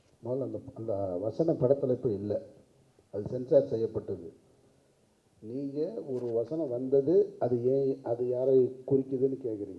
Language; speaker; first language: Tamil; native; Tamil